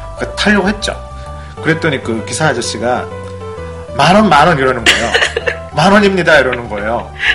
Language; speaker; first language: Korean; non-native, fluent; Japanese